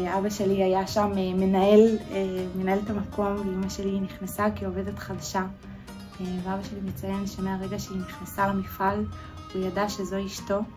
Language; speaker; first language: Hebrew; native; Hebrew